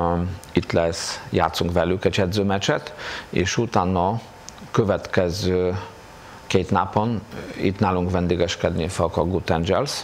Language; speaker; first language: Hungarian; non-native, fluent; Polish